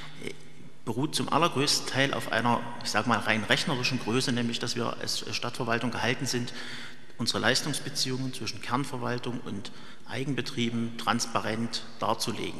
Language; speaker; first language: German; native; German